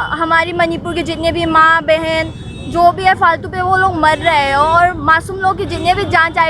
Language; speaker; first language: Hindi; non-native, local second language; Manipuri